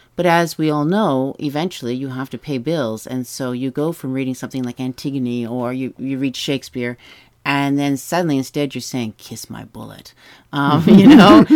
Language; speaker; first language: English; native; English